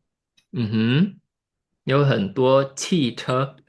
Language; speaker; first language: Chinese; non-native, fluent; Indonesian